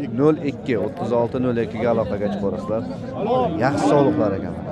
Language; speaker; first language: Uzbek; native; Uzbek